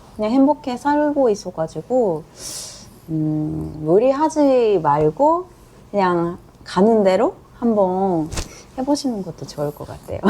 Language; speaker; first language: Korean; non-native, fluent; Japanese